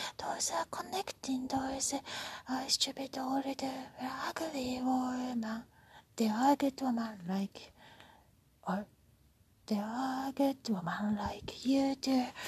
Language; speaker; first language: English; non-native, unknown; Japanese